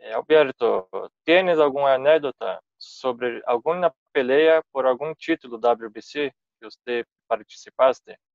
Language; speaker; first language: Spanish; non-native, fluent; Portuguese